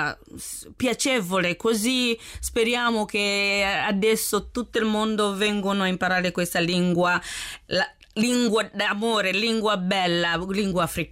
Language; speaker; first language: Italian; non-native, learner; Swahili